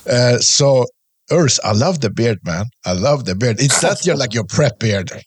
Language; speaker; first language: English; non-native, fluent; Swedish